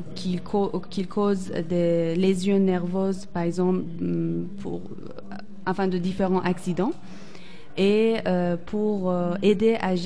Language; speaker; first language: French; non-native, fluent; Persian